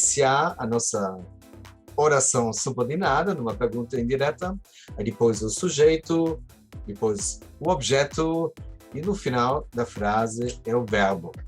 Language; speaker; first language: Portuguese; non-native, fluent; German